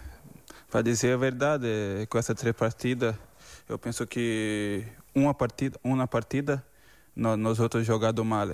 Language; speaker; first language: Spanish; non-native, learner; Portuguese